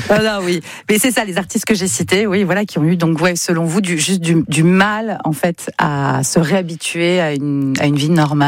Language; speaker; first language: French; native; French